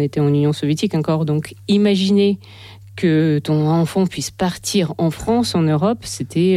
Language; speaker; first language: French; non-native, fluent; Russian